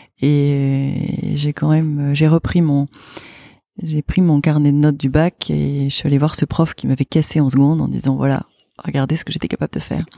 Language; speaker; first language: French; native; French